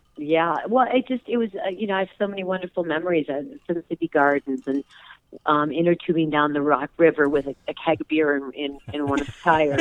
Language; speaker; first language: English; native; English